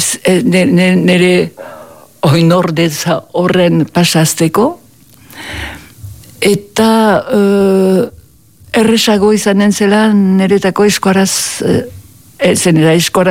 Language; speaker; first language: Basque; native; Basque